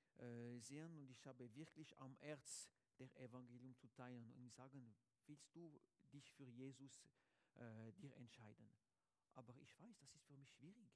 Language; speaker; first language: German; non-native, learner; French